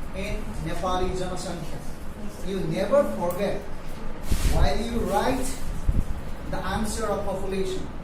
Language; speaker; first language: English; non-native, local second language; Nepali